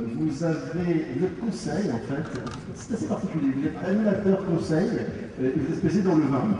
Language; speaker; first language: French; native; French